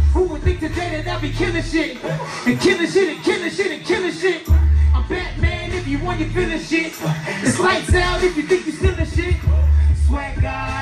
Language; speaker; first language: English; native; English